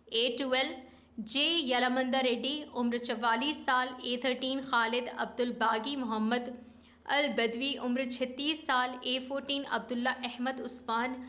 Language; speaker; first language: Urdu; native; Urdu